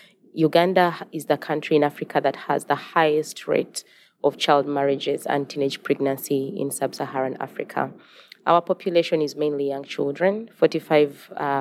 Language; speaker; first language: English; non-native, local second language; Ganda